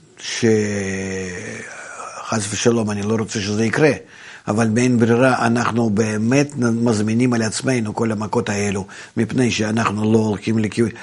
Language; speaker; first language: Hebrew; non-native, fluent; Russian